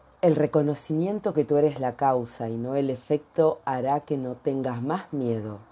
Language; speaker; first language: Spanish; native; Spanish